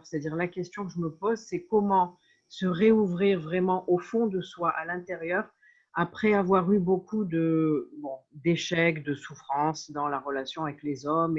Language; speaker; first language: French; native; French